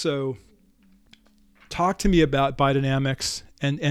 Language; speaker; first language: English; native; English